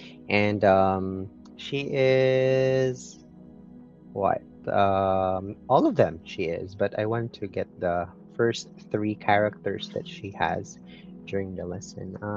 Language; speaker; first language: English; non-native, local second language; Cebuano